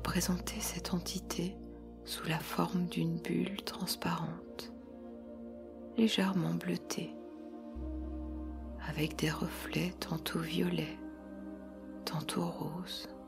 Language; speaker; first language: French; native; French